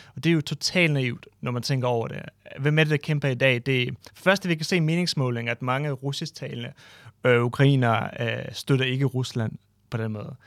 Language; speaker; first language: Danish; non-native, fluent; Ukrainian